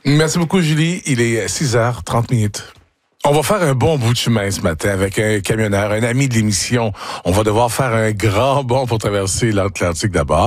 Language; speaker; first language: French; native; French